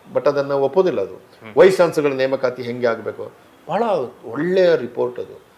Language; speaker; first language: Kannada; native; Kannada